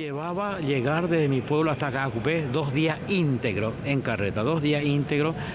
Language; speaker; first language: Spanish; native; Spanish